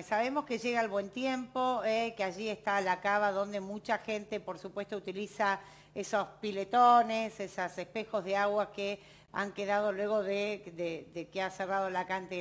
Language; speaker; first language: Spanish; native; Spanish